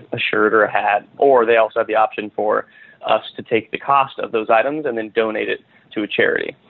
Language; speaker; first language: English; native; English